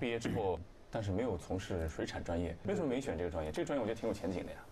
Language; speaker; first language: Chinese; native; Chinese